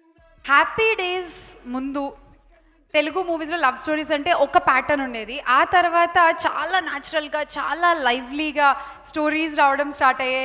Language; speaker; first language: Telugu; native; Telugu